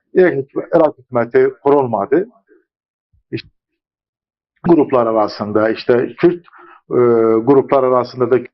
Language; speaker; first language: Turkish; early bilingual, heritage; Arabic